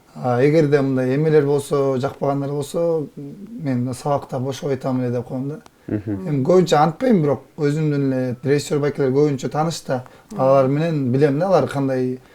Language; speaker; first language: Kyrgyz; native; Kyrgyz